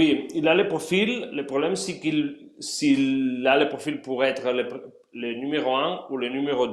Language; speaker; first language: French; non-native, fluent; Spanish